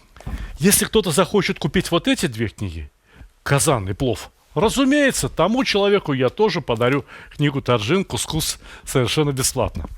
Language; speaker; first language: Russian; native; Russian